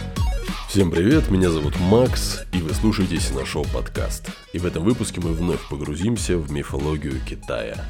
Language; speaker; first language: Russian; native; Russian